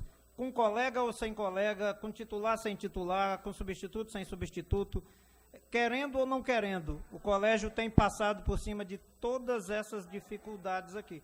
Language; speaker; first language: Portuguese; native; Portuguese